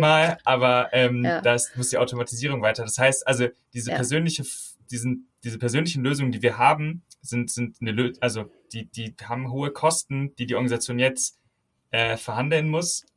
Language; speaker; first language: German; native; German